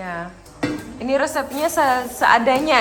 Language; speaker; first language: Indonesian; native; Indonesian